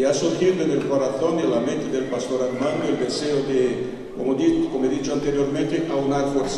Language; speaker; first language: Spanish; native; Spanish